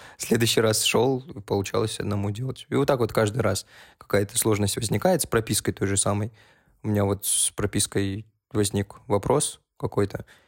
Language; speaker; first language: Russian; native; Russian